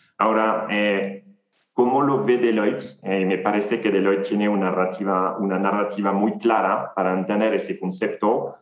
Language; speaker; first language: Spanish; non-native, fluent; French